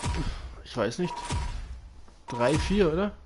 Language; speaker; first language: German; native; German